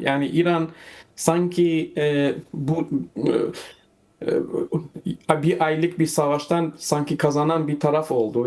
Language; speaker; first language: Turkish; non-native, fluent; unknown